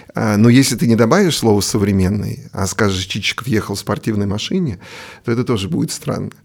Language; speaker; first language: Russian; native; Russian